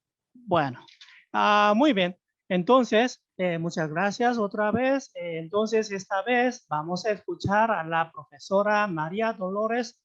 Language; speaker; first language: Spanish; non-native, fluent; Korean